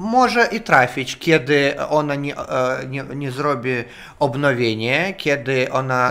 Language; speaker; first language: Polish; non-native, fluent; Russian